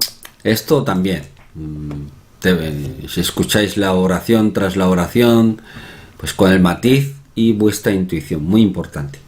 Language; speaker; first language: Spanish; non-native, fluent; Korean